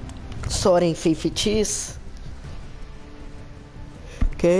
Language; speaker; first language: Portuguese; native; Portuguese